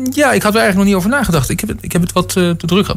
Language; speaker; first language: Dutch; native; Dutch